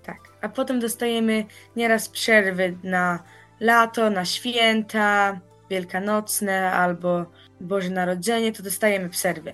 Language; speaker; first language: Polish; early bilingual, heritage; Polish